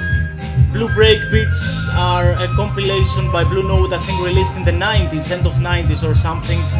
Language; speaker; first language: English; non-native, fluent; Greek